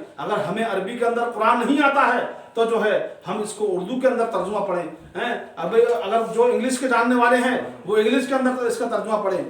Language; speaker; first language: Urdu; native; Urdu